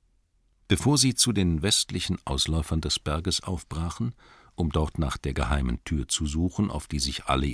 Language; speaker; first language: German; native; German